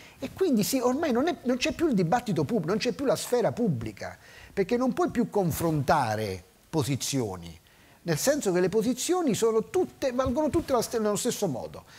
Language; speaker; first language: Italian; native; Italian